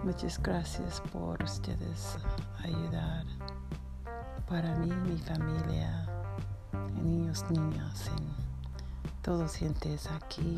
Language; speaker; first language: Spanish; non-native, learner; English